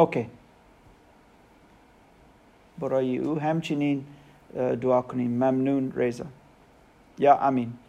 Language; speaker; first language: Persian; non-native, learner; German